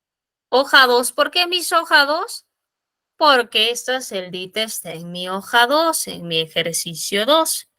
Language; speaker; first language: Spanish; native; Spanish